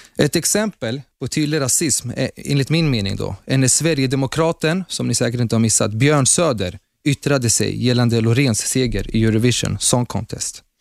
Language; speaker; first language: Swedish; early bilingual, other home language; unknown